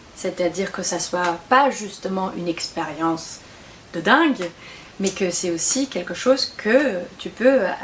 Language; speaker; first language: French; non-native, fluent; German